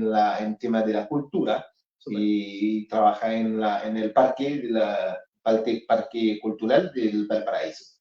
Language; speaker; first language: Spanish; non-native, fluent; Haitian Creole